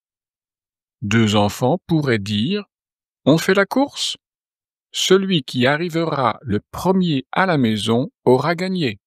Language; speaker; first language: French; native; French